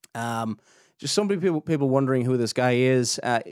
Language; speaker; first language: English; native; English